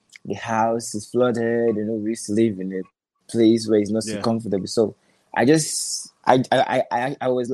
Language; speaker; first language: English; non-native, local second language; Igbo